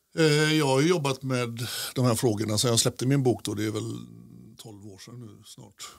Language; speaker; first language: Swedish; native; Swedish